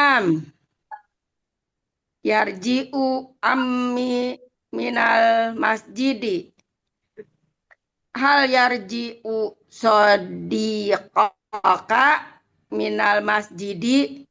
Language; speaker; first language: Arabic; non-native, learner; Indonesian